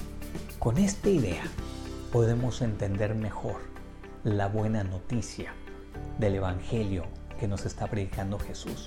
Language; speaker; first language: Spanish; native; Spanish